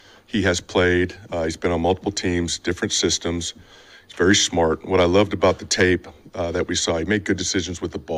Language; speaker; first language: English; native; English